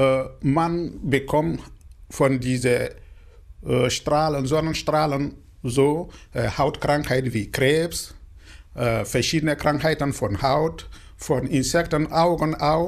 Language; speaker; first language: German; non-native, learner; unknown